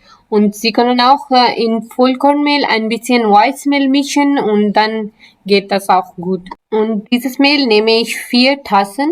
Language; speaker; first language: German; non-native, learner; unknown